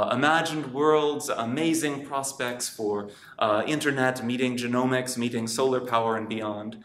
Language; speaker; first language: English; native; English